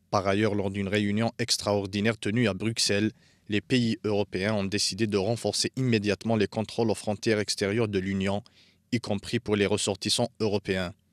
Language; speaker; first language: French; non-native, local second language; Arabic